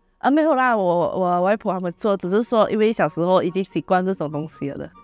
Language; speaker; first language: Chinese; non-native, local second language; Iban